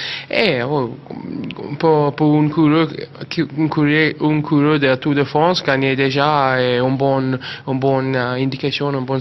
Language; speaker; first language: French; non-native, learner; English